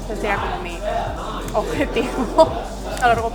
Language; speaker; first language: Spanish; native; Spanish